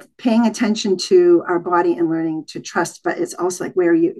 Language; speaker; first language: English; native; English